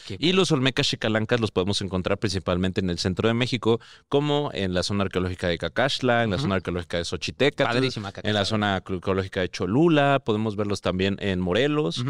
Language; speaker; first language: Spanish; native; Spanish